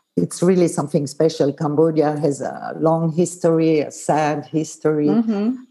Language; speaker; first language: English; non-native, fluent; Swiss German